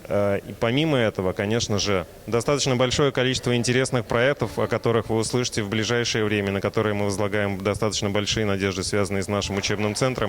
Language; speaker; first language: Russian; native; Russian